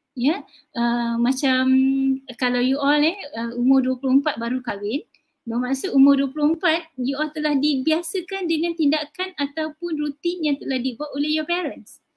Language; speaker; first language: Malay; native; Malay